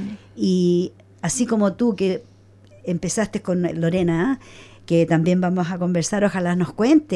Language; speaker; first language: Spanish; native; Spanish